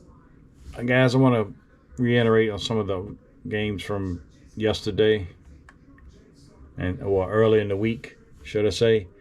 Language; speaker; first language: English; native; English